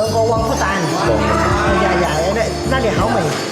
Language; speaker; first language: Chinese; early bilingual, heritage; Chinese